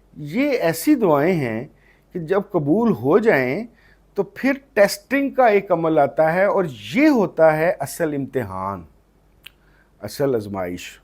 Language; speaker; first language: Urdu; non-native, local second language; Punjabi